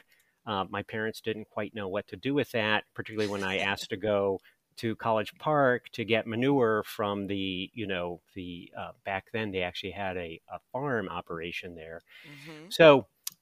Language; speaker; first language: English; native; English